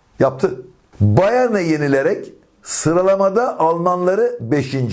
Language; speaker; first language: Turkish; native; Turkish